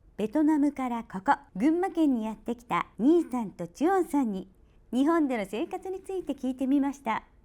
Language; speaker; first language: Japanese; native; Japanese